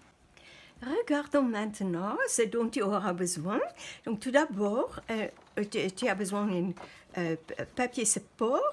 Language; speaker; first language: French; non-native, fluent; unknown